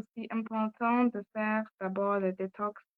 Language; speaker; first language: French; non-native, learner; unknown